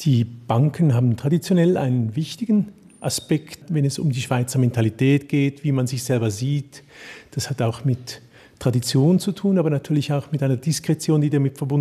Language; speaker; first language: German; native; German